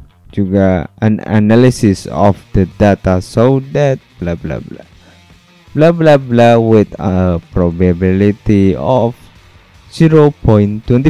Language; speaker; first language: English; non-native, fluent; Indonesian